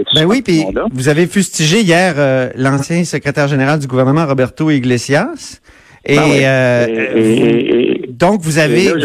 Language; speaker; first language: French; native; French